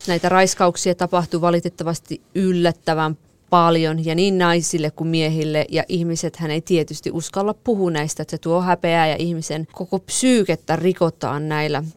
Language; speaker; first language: Finnish; early bilingual, other home language; Kurdish